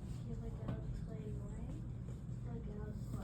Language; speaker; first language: French; non-native, learner; English